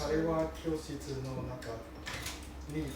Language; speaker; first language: Japanese; non-native, learner; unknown